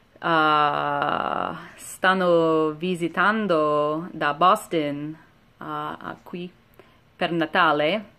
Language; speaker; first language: Italian; non-native, learner; English